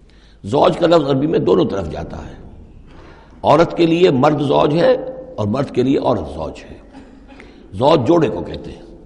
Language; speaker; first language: Urdu; native; Urdu